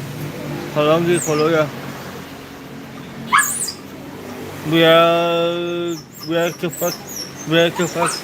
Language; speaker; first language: Indonesian; non-native, local second language; Balinese